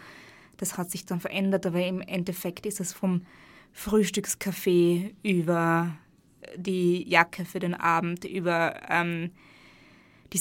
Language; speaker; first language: German; native; German